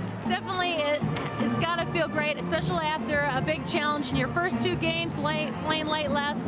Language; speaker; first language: English; native; English